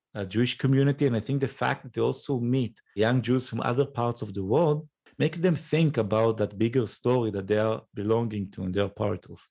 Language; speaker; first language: English; non-native, fluent; Hebrew